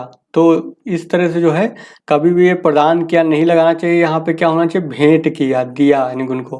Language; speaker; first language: Hindi; native; Hindi